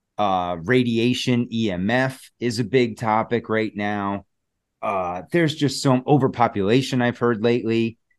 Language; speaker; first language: English; native; English